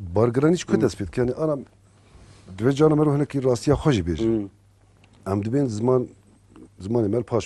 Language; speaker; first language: Kurdish; native; Kurdish